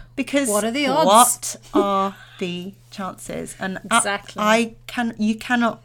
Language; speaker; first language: English; native; English